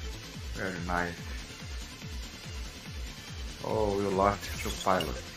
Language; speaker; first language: English; non-native, learner; Portuguese